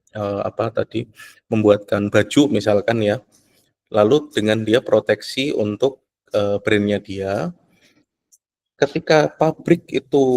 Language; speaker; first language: Indonesian; native; Indonesian